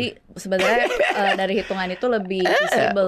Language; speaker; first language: Indonesian; native; Indonesian